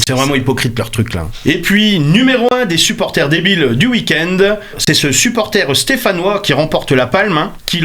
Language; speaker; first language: French; native; French